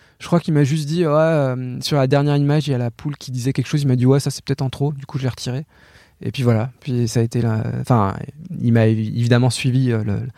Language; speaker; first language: French; native; French